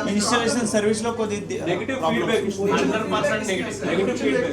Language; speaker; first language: Telugu; non-native, learner; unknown